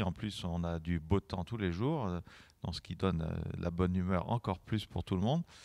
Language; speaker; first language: French; native; French